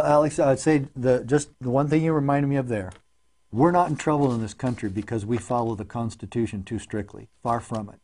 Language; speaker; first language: English; native; English